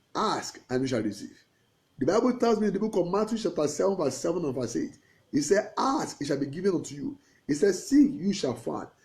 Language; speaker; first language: English; non-native, local second language; Yoruba